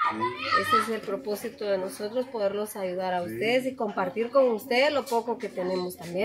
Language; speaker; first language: Spanish; native; Spanish